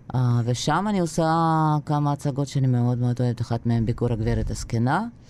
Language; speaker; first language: Hebrew; non-native, fluent; Russian